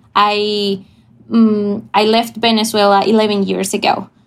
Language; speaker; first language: English; non-native, fluent; Spanish